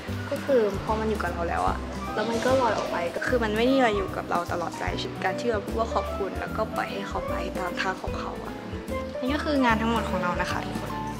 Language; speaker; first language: Thai; early bilingual, heritage; Thai